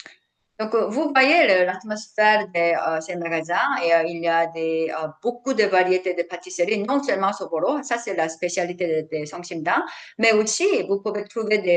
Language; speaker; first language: French; non-native, fluent; Korean